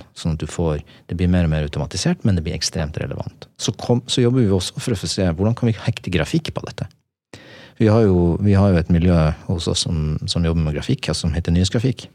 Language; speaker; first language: Norwegian; native; Norwegian